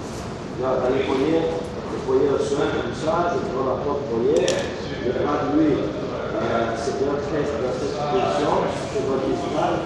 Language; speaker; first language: French; non-native, learner; Portuguese